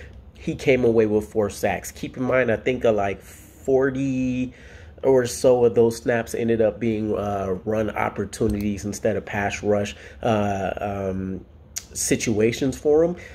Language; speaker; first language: English; native; English